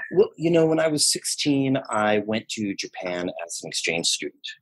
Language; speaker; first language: English; native; English